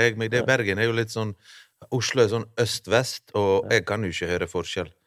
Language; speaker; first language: Norwegian; early bilingual, other home language; Bosnian